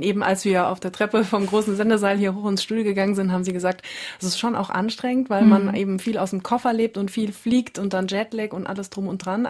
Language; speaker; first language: German; native; German